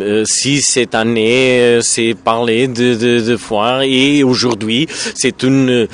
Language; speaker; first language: French; non-native, learner; Portuguese